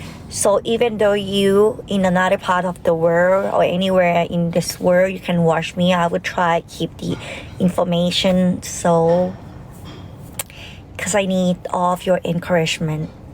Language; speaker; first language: English; non-native, learner; Thai